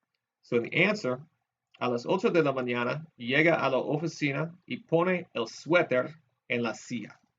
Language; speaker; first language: Spanish; non-native, fluent; English